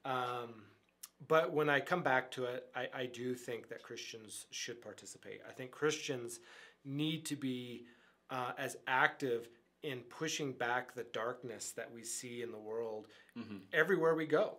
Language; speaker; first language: English; native; English